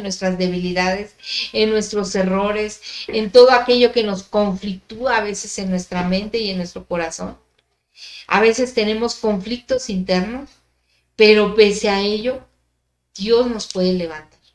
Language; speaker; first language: Spanish; native; Spanish